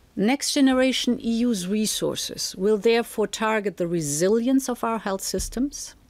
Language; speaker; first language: English; non-native, fluent; German